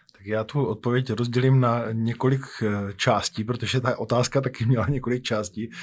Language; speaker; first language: Czech; native; Czech